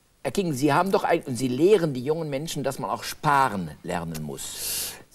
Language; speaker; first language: German; native; German